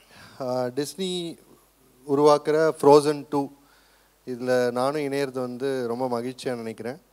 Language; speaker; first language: Tamil; native; Tamil